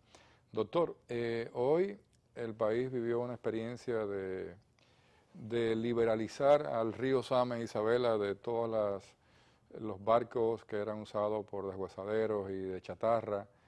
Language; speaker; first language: Spanish; native; Spanish